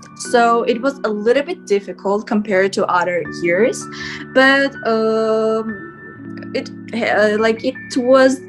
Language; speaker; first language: English; non-native, fluent; Armenian